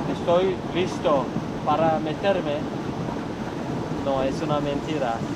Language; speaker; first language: Spanish; non-native, learner; Turkish